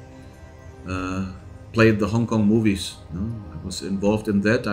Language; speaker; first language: English; non-native, fluent; German